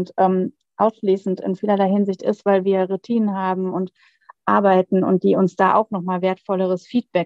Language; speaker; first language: German; native; German